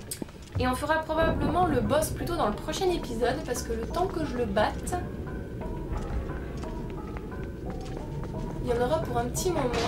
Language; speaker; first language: French; native; French